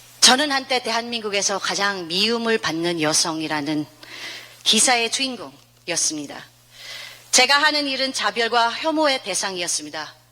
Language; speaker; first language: Korean; non-native, fluent; Filipino